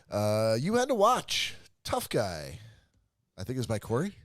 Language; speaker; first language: English; native; English